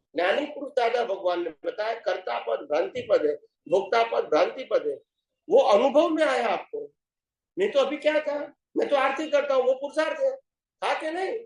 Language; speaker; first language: Hindi; non-native, local second language; Gujarati